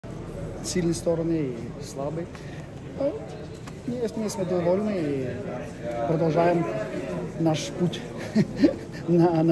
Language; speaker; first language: Bulgarian; non-native, learner; Russian